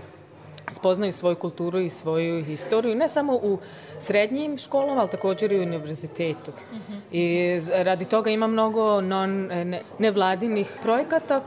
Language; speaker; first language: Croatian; early bilingual, other home language; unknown